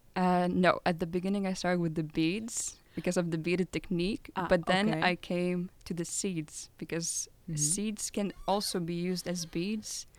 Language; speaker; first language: English; non-native, fluent; Lithuanian